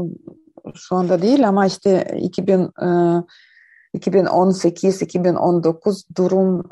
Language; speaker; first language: Turkish; non-native, learner; Ukrainian